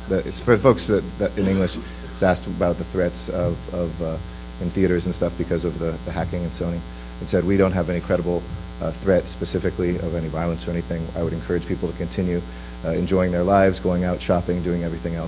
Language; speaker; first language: English; native; English